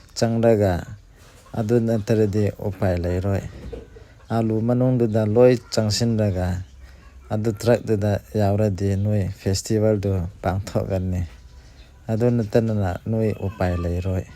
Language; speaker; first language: Manipuri; non-native, local second language; Thado Chin